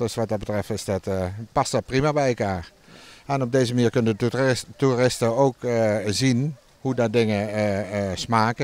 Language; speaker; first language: Dutch; native; Dutch